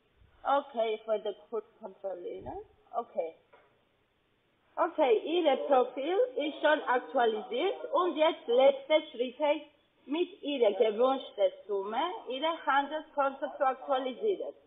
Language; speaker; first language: German; non-native, fluent; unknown